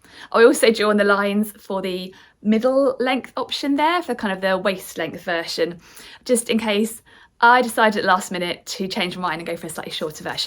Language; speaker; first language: English; native; English